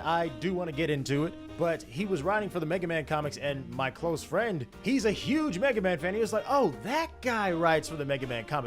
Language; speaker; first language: English; native; English